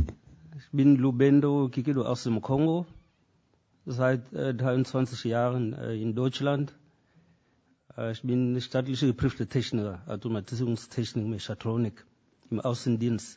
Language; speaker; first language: German; non-native, fluent; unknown